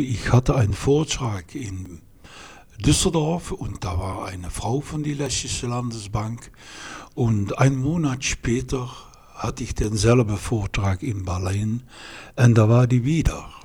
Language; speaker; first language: German; non-native, fluent; Dutch